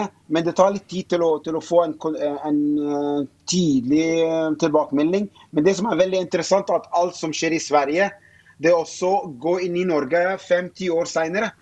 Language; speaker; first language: Swedish; non-native, fluent; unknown